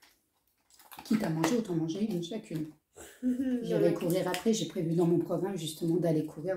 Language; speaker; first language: French; native; French